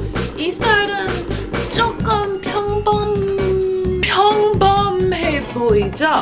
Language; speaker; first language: Korean; non-native, fluent; English